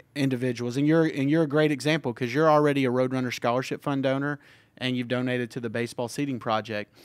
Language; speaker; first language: English; native; English